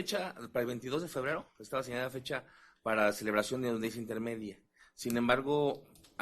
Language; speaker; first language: Spanish; native; Spanish